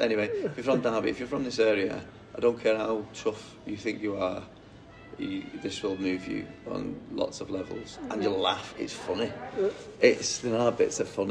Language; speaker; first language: English; native; English